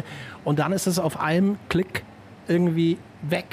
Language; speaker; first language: German; native; German